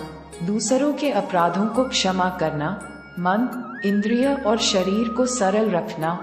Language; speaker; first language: Hindi; native; Hindi